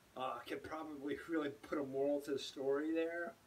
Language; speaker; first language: English; native; English